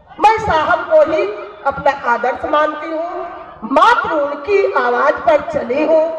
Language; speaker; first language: Hindi; native; Hindi